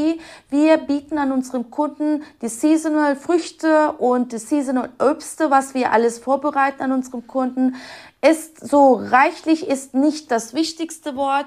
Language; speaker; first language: German; non-native, fluent; Turkish